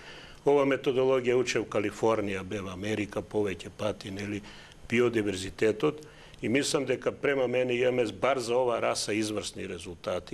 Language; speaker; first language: Macedonian; native; Macedonian